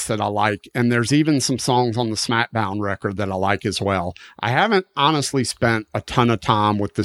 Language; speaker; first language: English; native; English